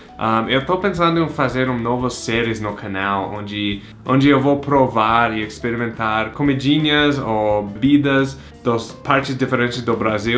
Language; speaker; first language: Portuguese; non-native, fluent; English